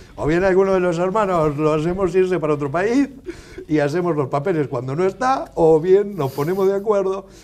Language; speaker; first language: Spanish; native; Spanish